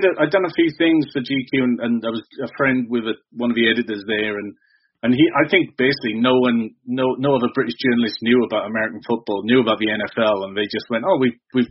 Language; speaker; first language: English; native; English